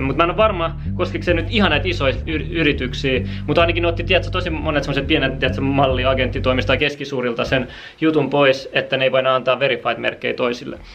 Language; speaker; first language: Finnish; native; Finnish